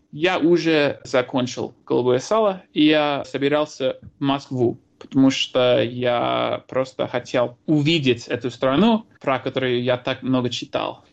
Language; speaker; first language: Russian; non-native, fluent; English